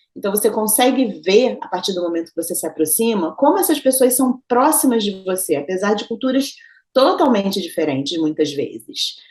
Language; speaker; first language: Portuguese; native; Portuguese